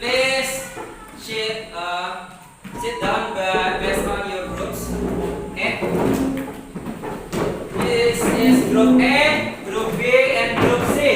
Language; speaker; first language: English; non-native, fluent; Indonesian